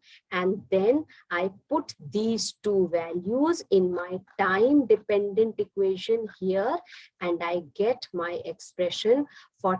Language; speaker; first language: English; non-native, local second language; Hindi